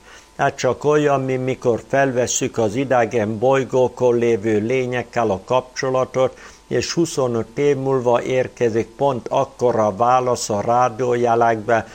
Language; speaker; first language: Hungarian; native; Hungarian